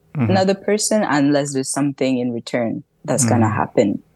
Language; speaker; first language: English; early bilingual, other home language; French